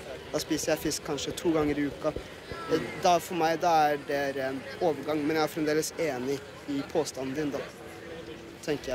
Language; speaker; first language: Norwegian; native; Norwegian